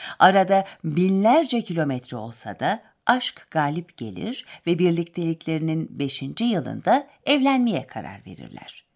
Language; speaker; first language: Turkish; native; Turkish